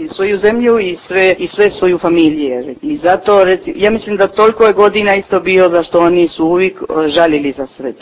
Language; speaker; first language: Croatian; early bilingual, heritage; Croatian